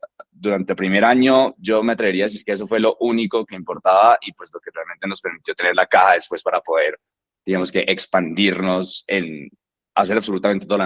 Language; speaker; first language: Spanish; native; Spanish